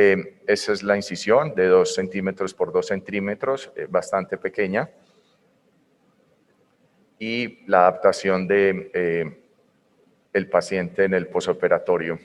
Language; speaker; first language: Spanish; native; Spanish